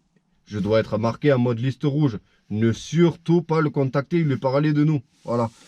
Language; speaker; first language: French; native; French